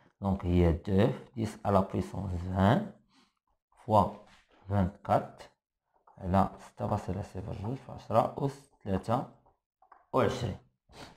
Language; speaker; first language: French; non-native, local second language; Arabic